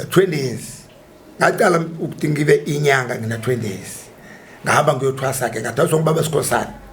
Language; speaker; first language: Zulu; non-native, local second language; Tsonga